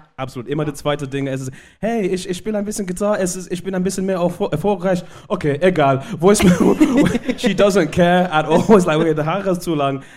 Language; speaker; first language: German; non-native, fluent; Shona